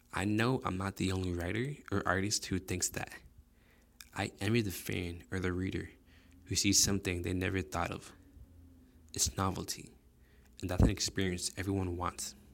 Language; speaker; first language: English; native; English